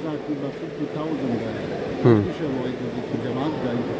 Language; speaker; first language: German; non-native, learner; Albanian